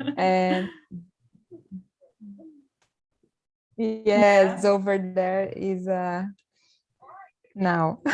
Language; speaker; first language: English; non-native, learner; Portuguese